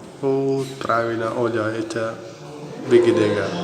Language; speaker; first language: Russian; non-native, learner; Tajik